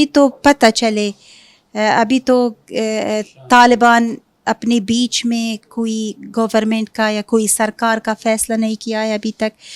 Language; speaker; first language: Hindi; non-native, fluent; Punjabi